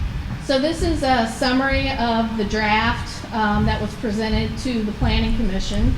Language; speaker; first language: English; native; English